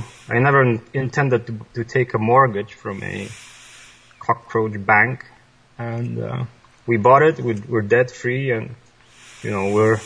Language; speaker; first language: English; non-native, fluent; Polish